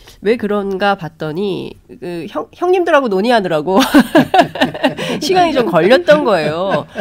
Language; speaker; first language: Korean; native; Korean